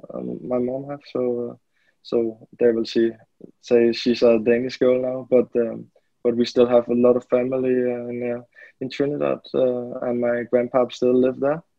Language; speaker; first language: English; non-native, fluent; Danish